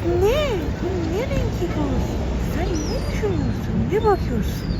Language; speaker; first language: Turkish; non-native, learner; Persian